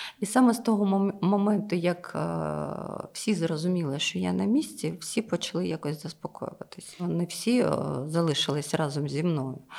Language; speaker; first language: Ukrainian; non-native, local second language; Russian